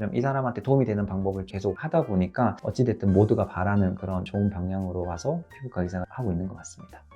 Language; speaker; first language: Korean; native; Korean